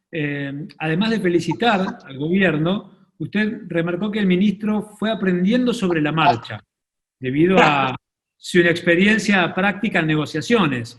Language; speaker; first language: Spanish; native; Spanish